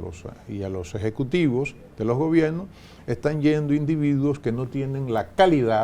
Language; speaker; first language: Spanish; native; Spanish